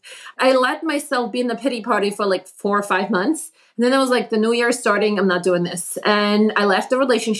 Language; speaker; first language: English; non-native, fluent; Polish